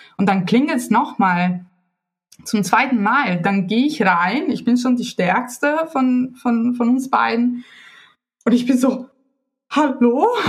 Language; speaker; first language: German; non-native, fluent; Italian